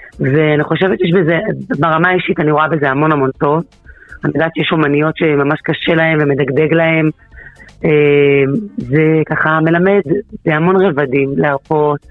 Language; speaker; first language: Hebrew; early bilingual, other home language; Russian